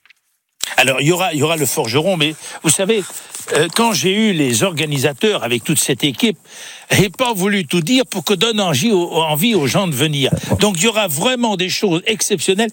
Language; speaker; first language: French; native; French